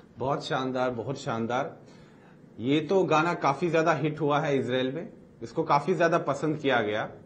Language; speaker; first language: Hindi; native; Hindi